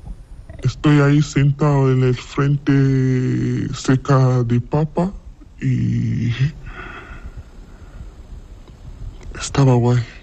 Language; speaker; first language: Spanish; non-native, learner; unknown